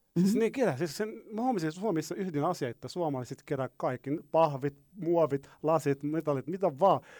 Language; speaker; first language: Finnish; non-native, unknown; Arabic